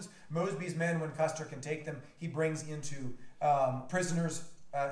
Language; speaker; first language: English; native; English